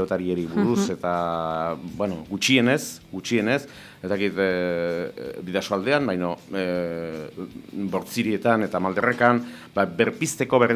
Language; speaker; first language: Basque; native; Basque